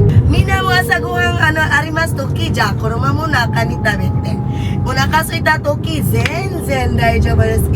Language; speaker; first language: Japanese; non-native, learner; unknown